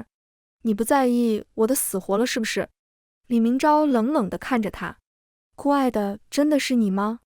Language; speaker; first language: Chinese; native; Chinese